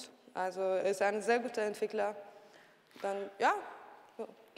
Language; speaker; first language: German; non-native, learner; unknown